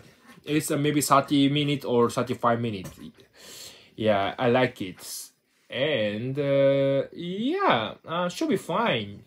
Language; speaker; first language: English; non-native, learner; Japanese